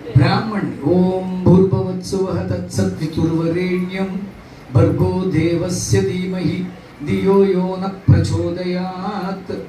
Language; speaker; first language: Telugu; non-native, local second language; Tamil